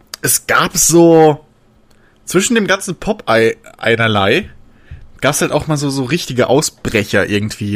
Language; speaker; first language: German; native; German